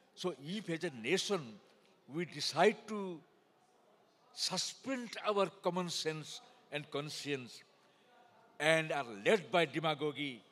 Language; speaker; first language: English; non-native, local second language; Odia